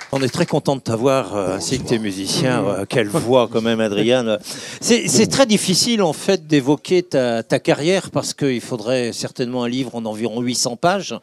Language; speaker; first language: French; native; French